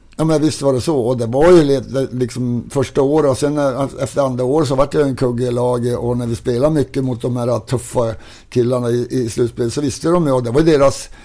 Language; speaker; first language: Swedish; native; Swedish